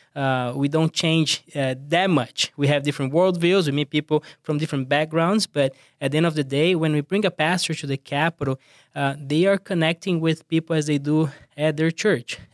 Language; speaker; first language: English; non-native, fluent; Portuguese